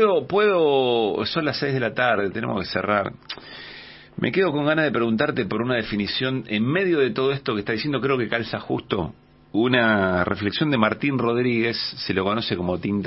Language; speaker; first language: Spanish; native; Spanish